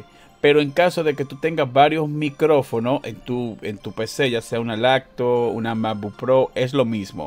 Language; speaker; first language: Spanish; native; Spanish